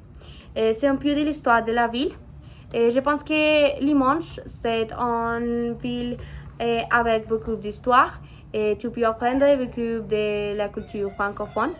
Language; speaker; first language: French; non-native, learner; Spanish